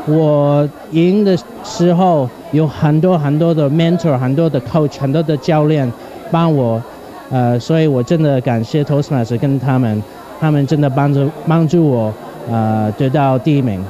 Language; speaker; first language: Chinese; non-native, fluent; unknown